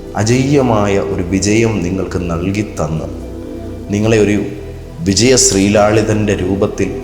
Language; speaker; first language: Malayalam; native; Malayalam